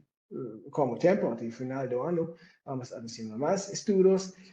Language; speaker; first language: Portuguese; non-native, fluent; German